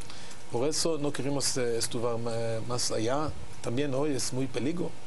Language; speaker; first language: Spanish; non-native, learner; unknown